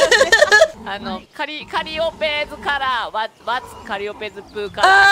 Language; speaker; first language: Japanese; native; Japanese